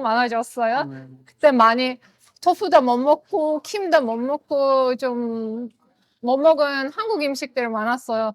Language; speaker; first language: Korean; non-native, learner; Azerbaijani